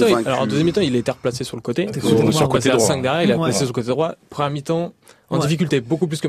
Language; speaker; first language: French; native; French